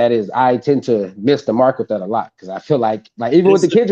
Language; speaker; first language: English; native; English